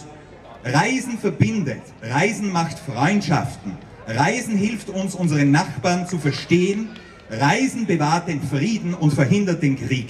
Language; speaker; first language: German; native; German